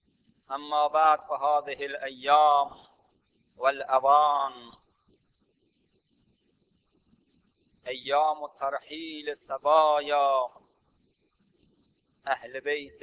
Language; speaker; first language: Arabic; non-native, fluent; Persian